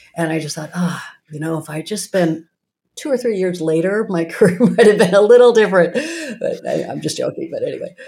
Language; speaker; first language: English; native; English